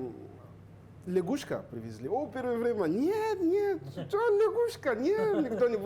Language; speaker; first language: Russian; non-native, learner; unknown